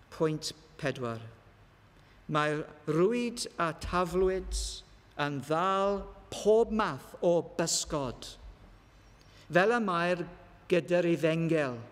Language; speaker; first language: Welsh; non-native, learner; English